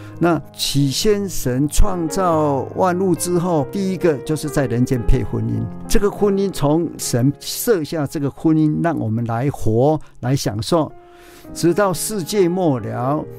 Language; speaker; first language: Chinese; non-native, local second language; Min Nan Chinese